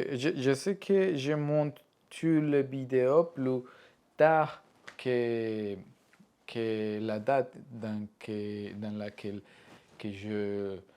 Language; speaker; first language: French; non-native, learner; Spanish